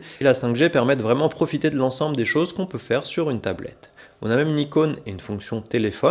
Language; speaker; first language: French; native; French